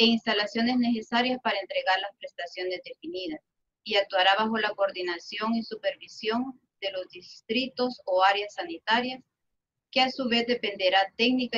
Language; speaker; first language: Spanish; native; Spanish